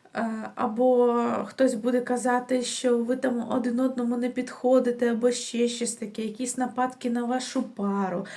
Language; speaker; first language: Ukrainian; non-native, local second language; Russian